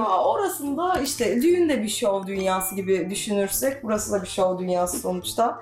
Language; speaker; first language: Turkish; native; Turkish